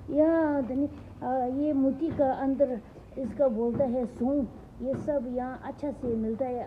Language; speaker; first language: Hindi; non-native, local second language; Tibetan